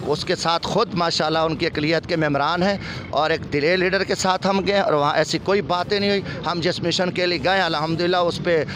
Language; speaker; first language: Urdu; non-native, local second language; Saraiki